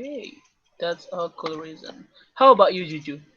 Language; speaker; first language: English; non-native, learner; Indonesian